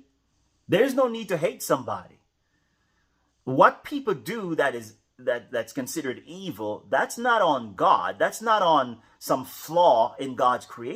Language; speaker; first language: English; native; English